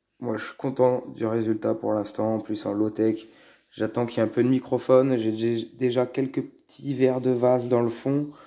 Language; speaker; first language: French; native; French